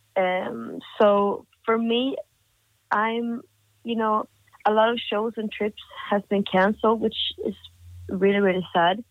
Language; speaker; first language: English; non-native, fluent; Swedish